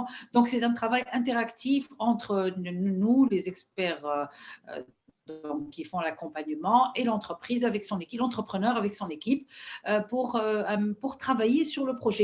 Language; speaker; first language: French; non-native, local second language; Arabic